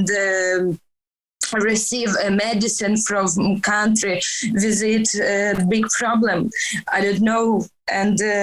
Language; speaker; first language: English; non-native, learner; Ukrainian